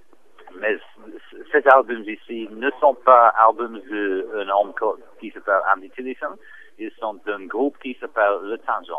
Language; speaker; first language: French; non-native, fluent; English